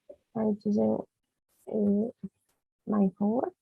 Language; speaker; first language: English; non-native, learner; Portuguese